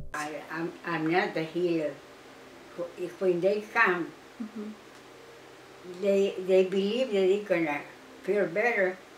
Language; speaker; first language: English; early bilingual, other home language; Spanish